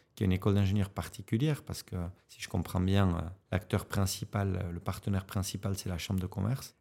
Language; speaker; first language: French; native; French